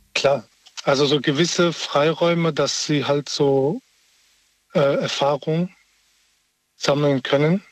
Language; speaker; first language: German; native; German